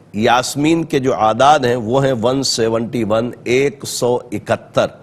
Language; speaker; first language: Urdu; native; Urdu